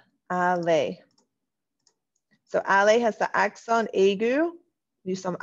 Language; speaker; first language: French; non-native, fluent; English